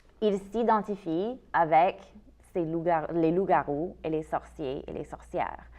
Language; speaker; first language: French; non-native, fluent; English